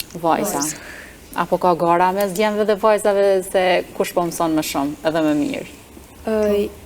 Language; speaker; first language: Albanian; native; Albanian